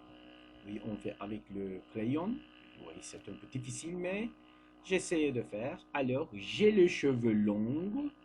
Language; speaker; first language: French; non-native, learner; Turkish